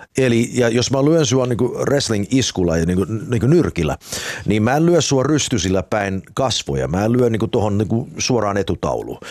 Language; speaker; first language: Finnish; early bilingual, heritage; Finnish